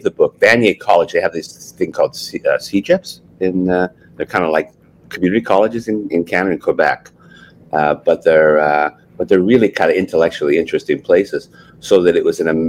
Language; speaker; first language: English; native; English